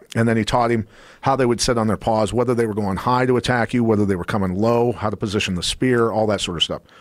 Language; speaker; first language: English; native; English